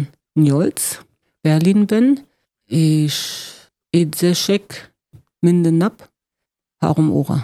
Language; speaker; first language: Hungarian; non-native, learner; German